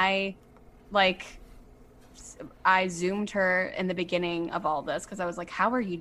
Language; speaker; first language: English; native; English